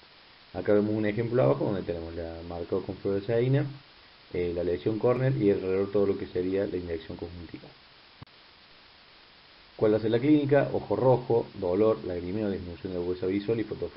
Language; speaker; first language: Spanish; native; Spanish